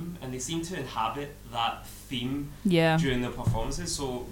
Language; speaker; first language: English; native; English